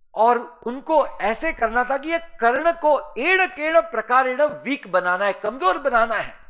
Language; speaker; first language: Hindi; native; Hindi